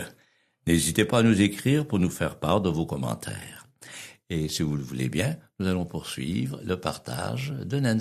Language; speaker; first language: French; native; French